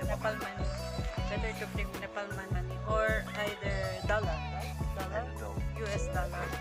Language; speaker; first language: English; non-native, local second language; Filipino